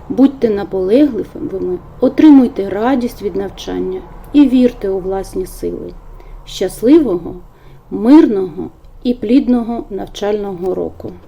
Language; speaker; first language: Ukrainian; native; Ukrainian